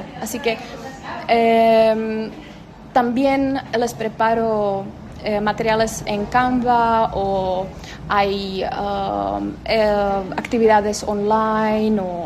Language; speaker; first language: Spanish; non-native, fluent; Czech